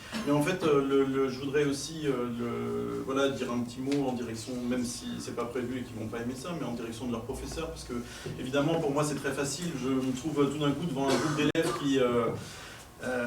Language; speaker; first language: French; native; French